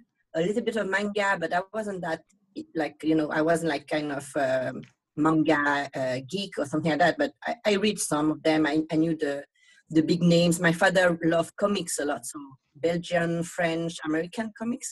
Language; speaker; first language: English; non-native, fluent; Vietnamese